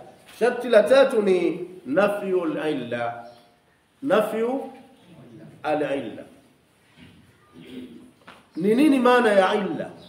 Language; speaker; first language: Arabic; non-native, fluent; Swahili